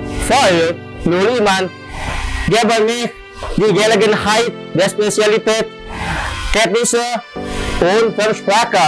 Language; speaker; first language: German; non-native, learner; Indonesian